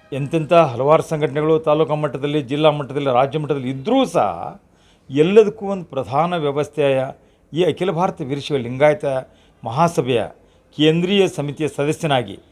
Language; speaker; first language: Kannada; native; Kannada